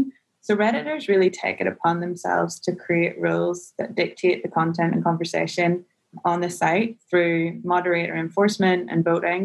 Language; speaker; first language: English; native; English